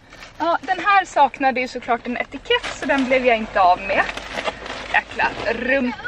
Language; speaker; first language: Swedish; native; Swedish